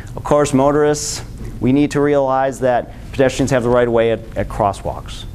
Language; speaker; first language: English; native; English